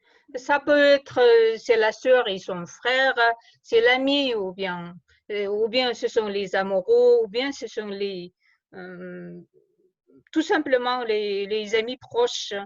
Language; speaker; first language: French; non-native, fluent; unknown